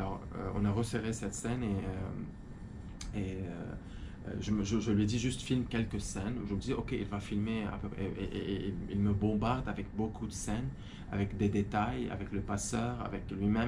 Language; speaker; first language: French; non-native, fluent; Arabic